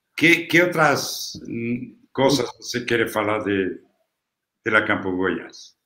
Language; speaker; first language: Portuguese; non-native, fluent; Italian